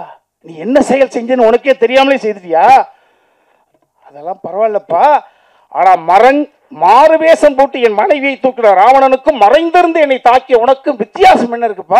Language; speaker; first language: Tamil; native; Tamil